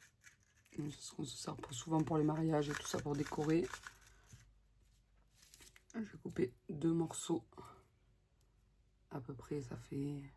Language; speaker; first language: French; native; French